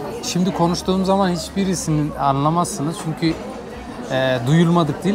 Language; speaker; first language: Turkish; early bilingual, heritage; Turkish